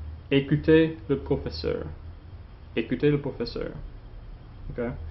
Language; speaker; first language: French; non-native, fluent; English